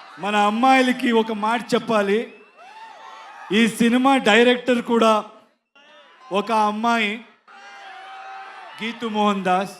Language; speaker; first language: Telugu; non-native, learner; Kannada